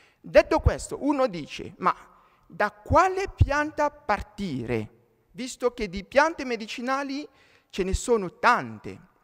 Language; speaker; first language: Italian; non-native, fluent; French